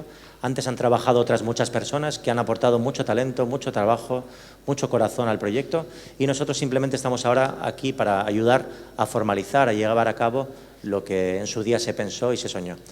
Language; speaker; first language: Spanish; native; Spanish